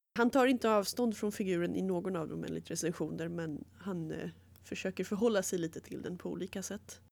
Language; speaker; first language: Swedish; native; Swedish